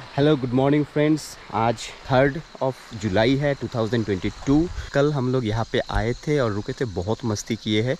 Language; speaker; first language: Hindi; non-native, local second language; Bangla